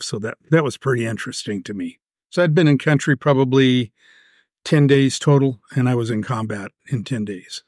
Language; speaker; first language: English; native; English